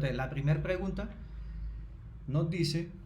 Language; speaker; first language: Spanish; native; Spanish